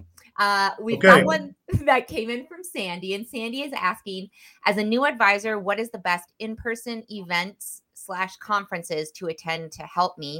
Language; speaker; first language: English; native; English